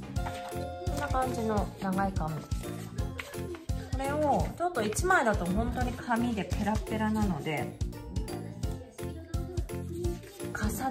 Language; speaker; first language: Japanese; native; Japanese